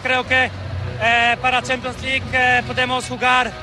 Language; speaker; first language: Spanish; non-native, learner; Polish